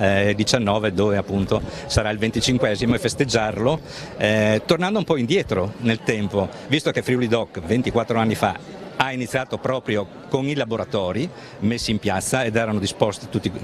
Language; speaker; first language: Italian; native; Italian